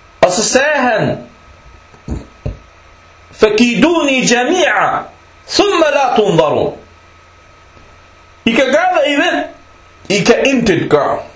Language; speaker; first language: Danish; early bilingual, other home language; Arabic